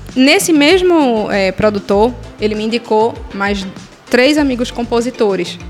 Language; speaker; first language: Portuguese; native; Portuguese